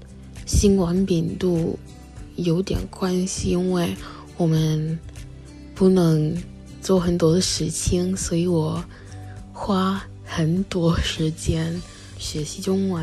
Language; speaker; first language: Chinese; non-native, learner; English